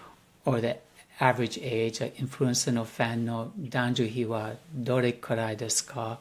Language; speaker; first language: Japanese; non-native, learner; English